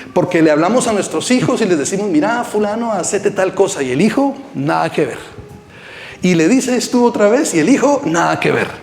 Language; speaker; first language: Spanish; native; Spanish